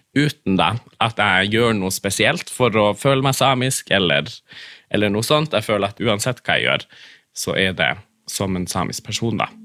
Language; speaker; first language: Norwegian; non-native, local second language; Northern Sami